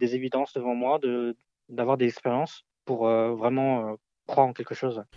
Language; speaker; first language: French; native; French